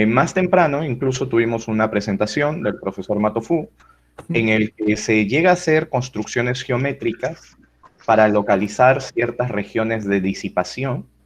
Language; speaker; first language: Spanish; native; Spanish